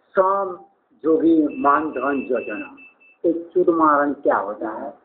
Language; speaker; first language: Hindi; native; Hindi